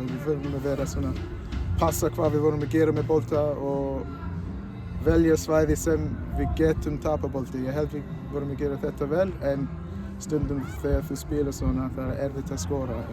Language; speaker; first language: Icelandic; non-native, learner; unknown